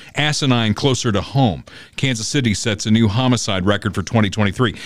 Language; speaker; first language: English; native; English